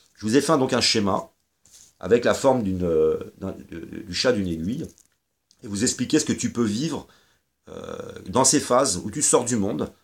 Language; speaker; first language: French; native; French